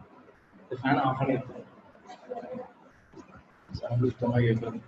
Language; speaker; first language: Tamil; native; Tamil